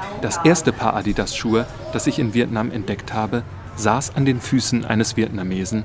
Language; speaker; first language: German; native; German